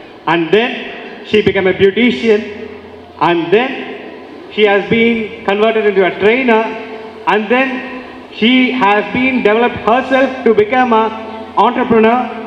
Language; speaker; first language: English; non-native, local second language; Tamil